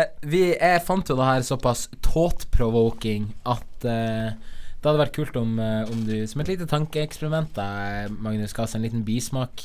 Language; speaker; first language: Norwegian; native; Norwegian